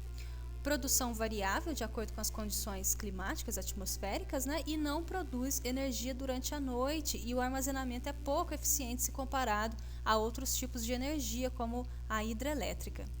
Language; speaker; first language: Portuguese; native; Portuguese